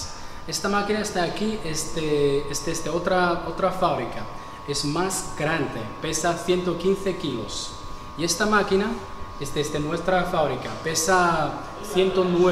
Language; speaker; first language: Spanish; non-native, fluent; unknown